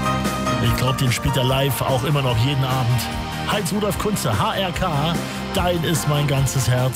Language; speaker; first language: German; native; German